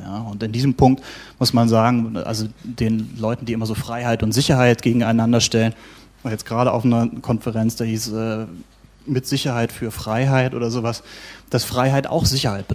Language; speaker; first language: German; native; German